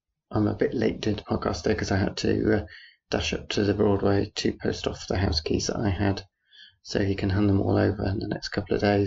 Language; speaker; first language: English; native; English